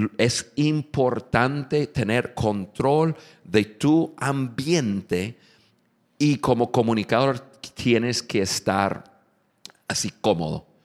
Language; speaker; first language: Spanish; non-native, fluent; English